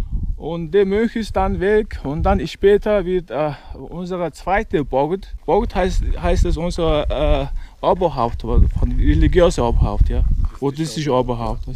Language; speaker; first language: German; non-native, learner; Mongolian